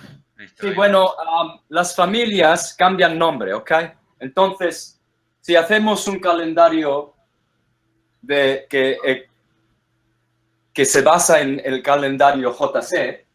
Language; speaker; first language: Spanish; non-native, fluent; English